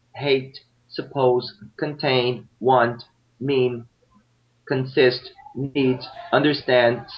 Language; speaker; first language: English; non-native, fluent; Portuguese